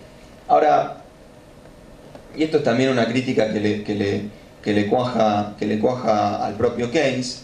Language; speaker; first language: Spanish; native; Spanish